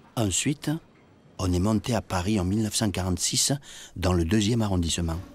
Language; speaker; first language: French; early bilingual, other home language; German